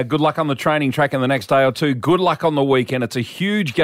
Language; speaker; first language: English; native; English